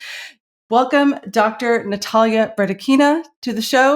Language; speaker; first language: English; native; English